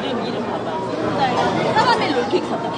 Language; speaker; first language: Korean; non-native, learner; Japanese